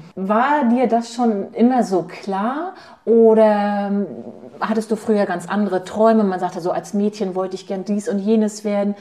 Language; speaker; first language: German; native; German